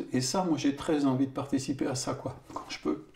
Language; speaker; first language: French; native; French